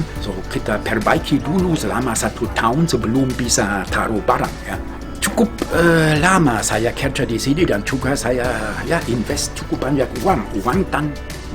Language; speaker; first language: Indonesian; non-native, fluent; German